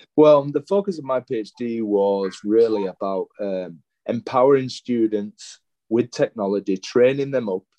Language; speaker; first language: English; native; English